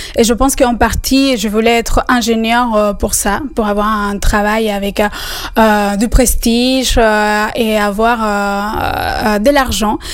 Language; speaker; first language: French; non-native, fluent; Spanish